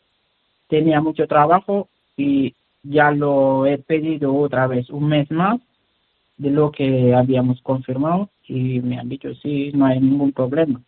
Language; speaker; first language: Spanish; non-native, learner; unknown